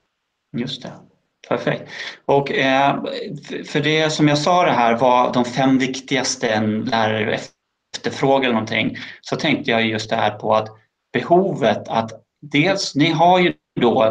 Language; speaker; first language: Swedish; native; Swedish